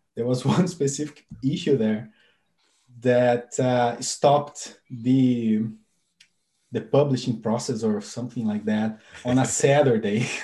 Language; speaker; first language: English; non-native, fluent; Portuguese